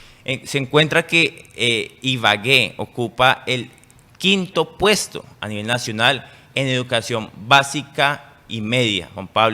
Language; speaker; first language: Spanish; native; Spanish